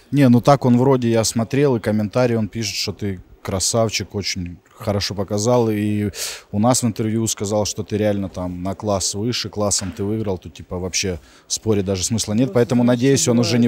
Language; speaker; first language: Russian; native; Russian